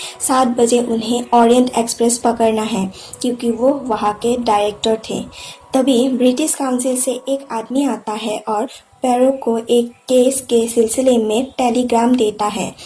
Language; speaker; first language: Hindi; non-native, local second language; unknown